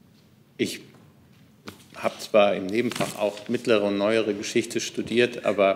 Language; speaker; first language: German; native; German